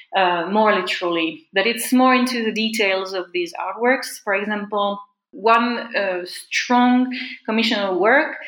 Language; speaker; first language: English; non-native, fluent; French